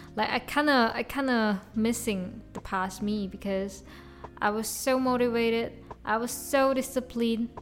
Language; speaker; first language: English; non-native, local second language; Chinese